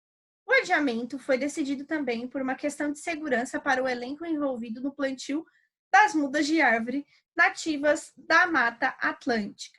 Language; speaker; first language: Portuguese; native; Portuguese